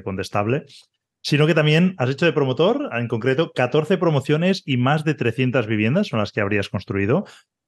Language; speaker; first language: Spanish; native; Spanish